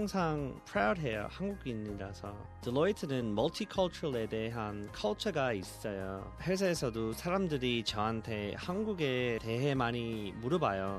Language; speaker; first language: Korean; early bilingual, heritage; Korean